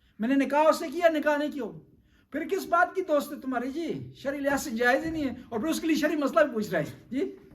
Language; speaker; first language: Urdu; non-native, local second language; Punjabi